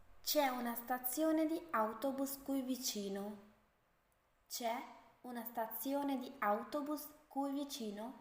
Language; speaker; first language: Italian; non-native, learner; Urdu